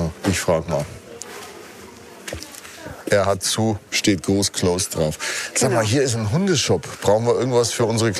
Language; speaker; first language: German; native; German